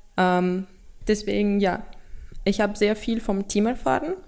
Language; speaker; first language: German; non-native, fluent; Russian